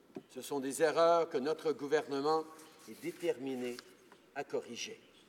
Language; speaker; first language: French; early bilingual, heritage; French